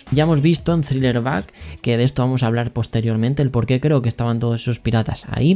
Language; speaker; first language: Spanish; native; Spanish